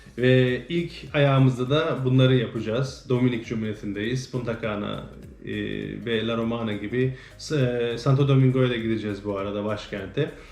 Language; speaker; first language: Turkish; early bilingual, heritage; Turkish